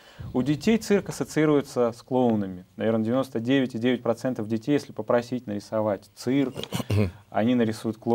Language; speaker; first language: Russian; native; Russian